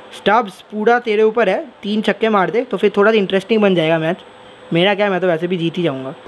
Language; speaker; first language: Hindi; non-native, local second language; Bangla